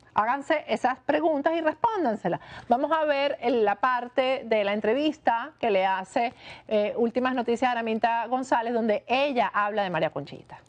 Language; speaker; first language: Spanish; native; Spanish